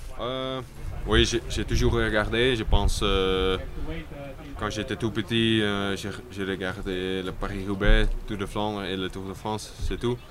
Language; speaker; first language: French; non-native, local second language; Dutch